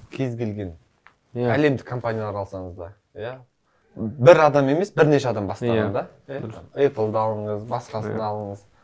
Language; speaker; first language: Kazakh; native; Kazakh